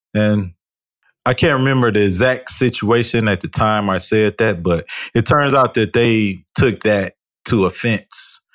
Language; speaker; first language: English; native; English